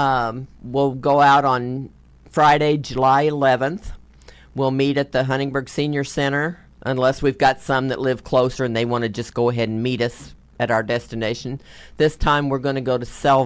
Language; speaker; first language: English; native; English